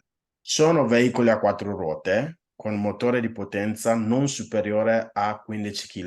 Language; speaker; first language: Italian; non-native, fluent; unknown